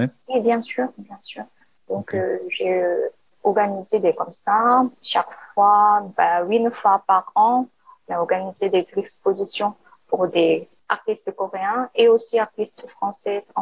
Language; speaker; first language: French; non-native, learner; Korean